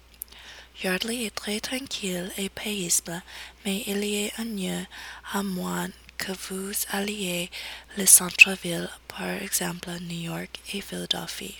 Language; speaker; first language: French; non-native, learner; English